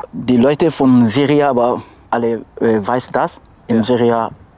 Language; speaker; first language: German; non-native, learner; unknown